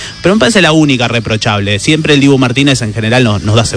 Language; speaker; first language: Spanish; native; Spanish